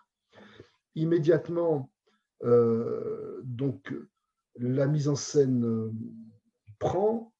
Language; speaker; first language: French; native; French